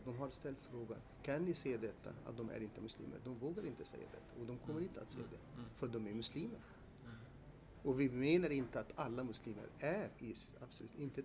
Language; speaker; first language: Swedish; non-native, fluent; Arabic